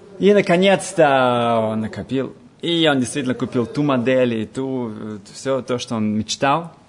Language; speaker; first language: Russian; early bilingual, heritage; Russian